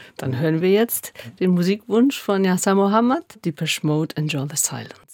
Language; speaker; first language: German; native; German